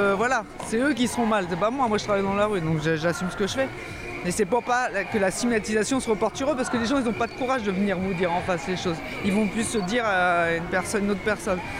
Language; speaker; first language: French; native; French